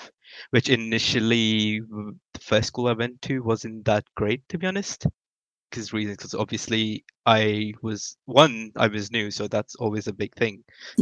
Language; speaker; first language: English; non-native, local second language; Urdu